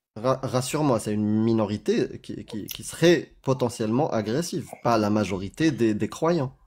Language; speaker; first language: French; native; French